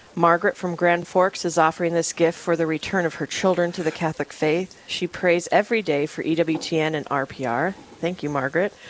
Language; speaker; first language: English; native; English